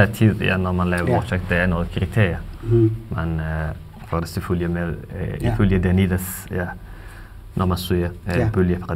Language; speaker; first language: Danish; non-native, fluent; Somali